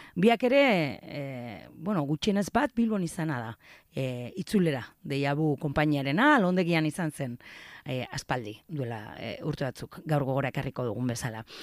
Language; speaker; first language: Basque; native; Basque